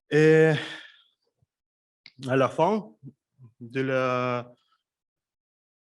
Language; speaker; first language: French; non-native, fluent; Russian